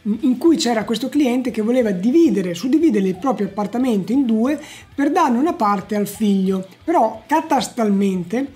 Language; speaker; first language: Italian; native; Italian